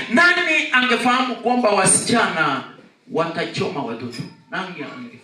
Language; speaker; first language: Swahili; non-native, local second language; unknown